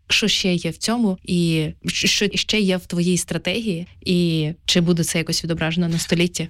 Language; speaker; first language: Ukrainian; native; Ukrainian